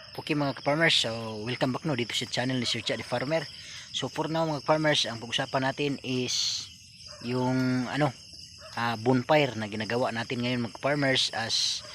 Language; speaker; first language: Filipino; non-native, local second language; Cebuano